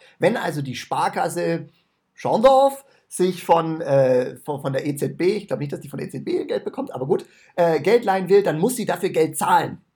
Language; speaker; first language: German; native; German